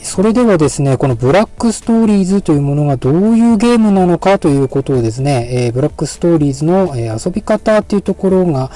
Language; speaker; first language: Japanese; native; Japanese